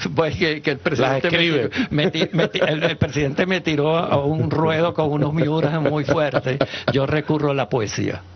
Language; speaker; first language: Spanish; native; Spanish